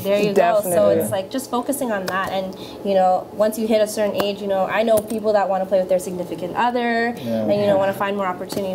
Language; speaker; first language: English; early bilingual, other home language; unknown